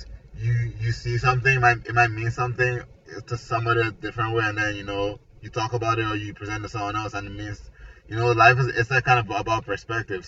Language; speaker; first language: English; non-native, local second language; Igbo